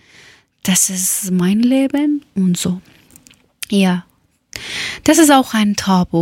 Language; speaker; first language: German; non-native, learner; Persian